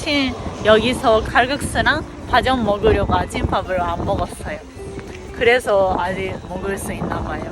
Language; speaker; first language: Korean; non-native, fluent; Japanese